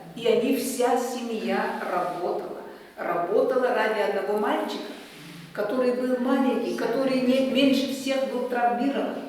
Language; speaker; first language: Russian; native; Russian